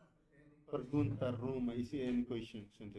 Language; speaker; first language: Indonesian; non-native, fluent; Tetum